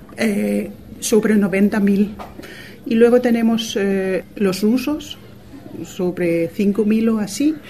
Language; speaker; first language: Spanish; non-native, fluent; Danish